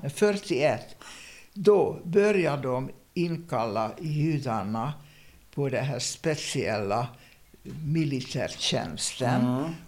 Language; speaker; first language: Swedish; non-native, fluent; Hungarian